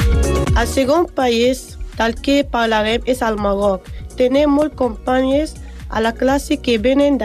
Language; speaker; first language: Catalan; non-native, learner; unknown